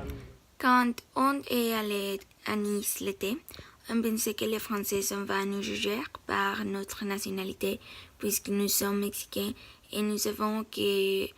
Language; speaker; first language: French; non-native, learner; Spanish